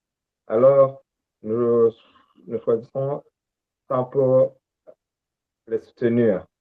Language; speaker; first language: French; non-native, local second language; Rundi